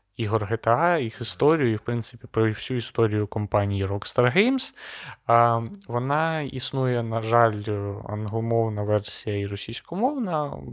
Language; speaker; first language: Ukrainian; non-native, local second language; Russian